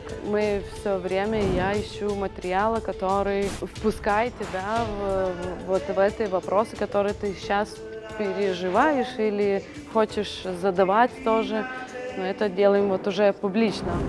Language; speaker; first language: Russian; non-native, fluent; Lithuanian